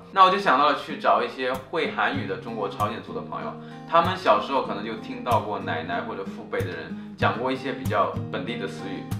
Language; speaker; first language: Chinese; native; Chinese